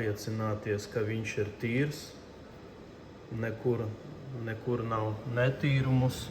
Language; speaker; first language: Latvian; non-native, local second language; Russian